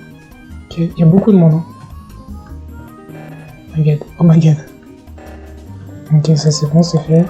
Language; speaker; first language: French; native; French